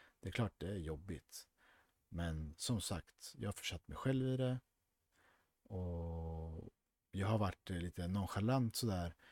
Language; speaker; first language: Swedish; early bilingual, other home language; Spanish